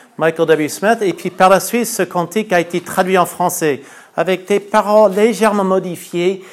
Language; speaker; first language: French; non-native, fluent; English